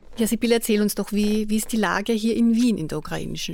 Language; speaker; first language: German; native; German